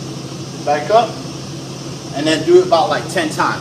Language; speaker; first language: English; native; English